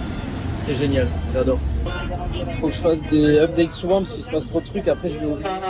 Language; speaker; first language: French; native; French